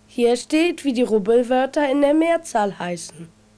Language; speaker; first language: German; native; German